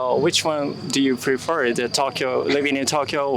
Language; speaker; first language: English; non-native, learner; Japanese